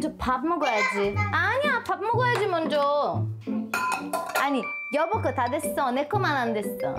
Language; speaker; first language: Korean; non-native, learner; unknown